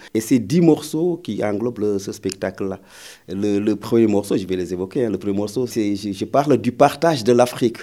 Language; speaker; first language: French; non-native, local second language; Wolof